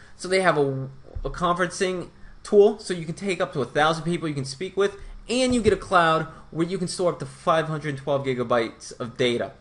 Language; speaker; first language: English; non-native, fluent; Portuguese